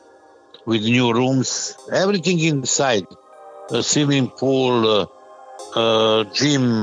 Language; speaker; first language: English; non-native, learner; Serbian